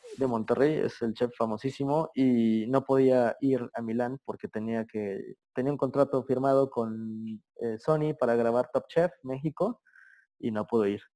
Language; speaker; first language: Spanish; native; Spanish